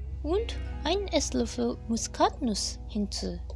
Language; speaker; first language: German; non-native, fluent; Japanese